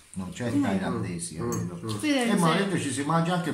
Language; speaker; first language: Italian; native; Italian